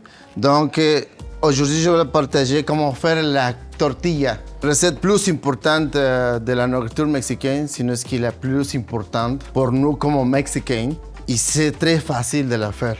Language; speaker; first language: French; non-native, learner; Spanish